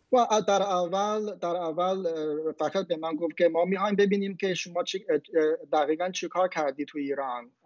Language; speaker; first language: Persian; non-native, fluent; Chinese